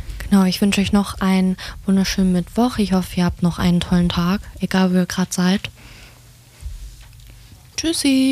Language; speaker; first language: German; native; German